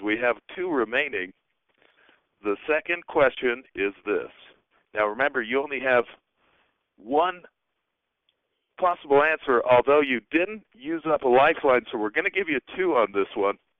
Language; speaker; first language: English; native; English